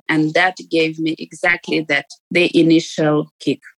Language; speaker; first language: English; non-native, fluent; Ukrainian